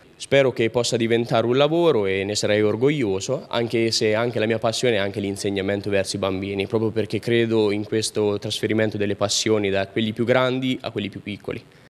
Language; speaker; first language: Italian; native; Italian